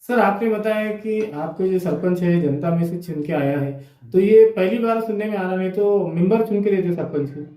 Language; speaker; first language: Hindi; non-native, local second language; Marathi